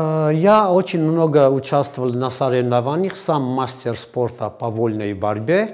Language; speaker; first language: Russian; non-native, fluent; Armenian